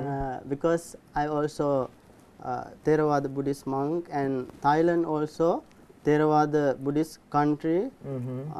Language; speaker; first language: English; non-native, learner; Sinhala